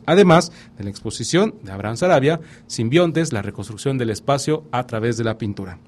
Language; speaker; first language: Spanish; native; Spanish